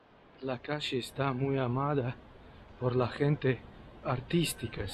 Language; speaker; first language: Spanish; non-native, fluent; Russian